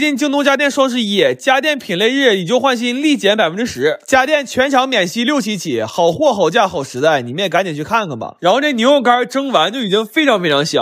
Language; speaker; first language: Chinese; native; Chinese